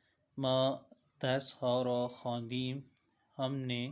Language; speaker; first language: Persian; non-native, fluent; Urdu